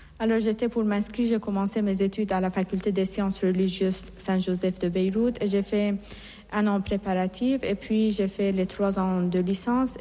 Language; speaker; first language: French; non-native, fluent; Persian